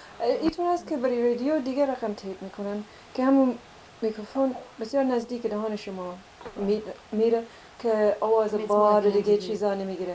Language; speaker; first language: Persian; non-native, fluent; English